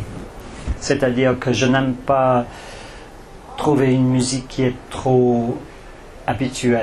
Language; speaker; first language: French; non-native, fluent; English